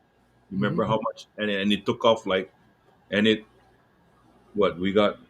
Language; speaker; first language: English; native; English